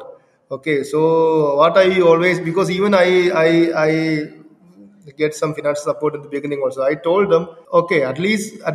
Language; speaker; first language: English; non-native, local second language; Malayalam